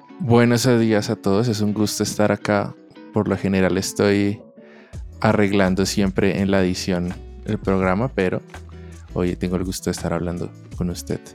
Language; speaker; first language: Spanish; native; Spanish